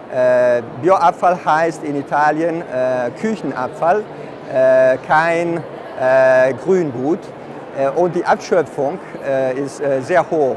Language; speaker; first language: German; non-native, fluent; Italian